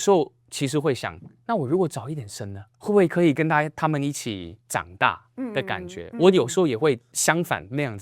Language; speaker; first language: Chinese; native; Chinese